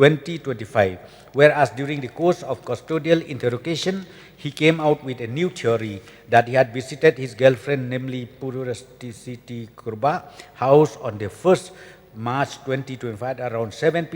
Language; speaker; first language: English; non-native, local second language; Khasi